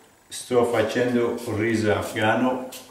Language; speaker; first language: Italian; non-native, learner; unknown